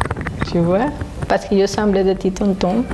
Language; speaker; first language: French; non-native, fluent; Spanish